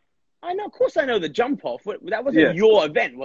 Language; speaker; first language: English; native; English